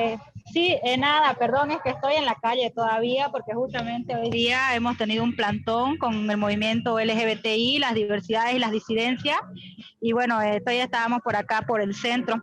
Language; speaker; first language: Spanish; native; Spanish